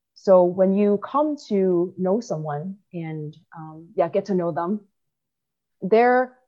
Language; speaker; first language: English; early bilingual, other home language; Chinese